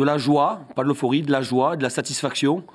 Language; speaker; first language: French; native; French